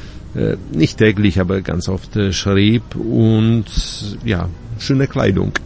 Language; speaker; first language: German; non-native, fluent; Polish